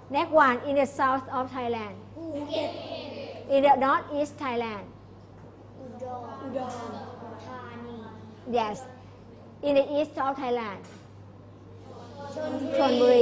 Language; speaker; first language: English; non-native, local second language; Thai